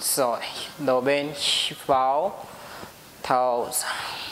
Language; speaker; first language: Vietnamese; non-native, learner; Hindi